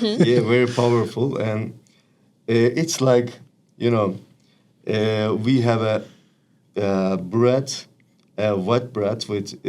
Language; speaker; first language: English; non-native, learner; Turkish